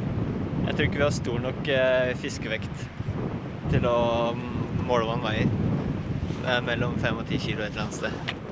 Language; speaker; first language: Norwegian; native; Norwegian